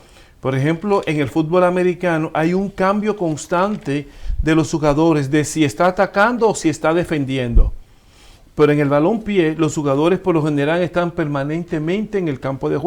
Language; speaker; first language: Spanish; native; Spanish